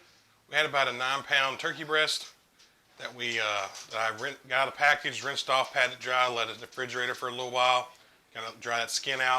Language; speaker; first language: English; native; English